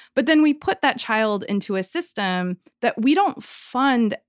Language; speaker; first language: English; native; English